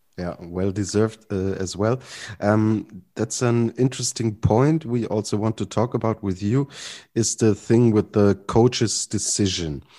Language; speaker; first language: English; non-native, fluent; German